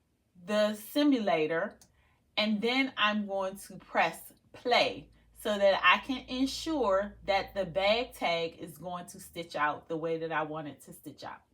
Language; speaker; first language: English; native; English